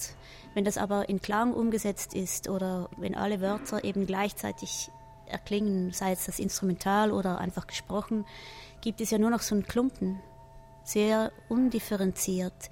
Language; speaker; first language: German; native; German